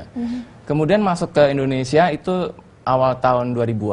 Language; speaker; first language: Indonesian; native; Indonesian